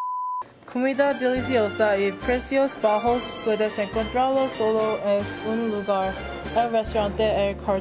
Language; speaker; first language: Spanish; non-native, learner; English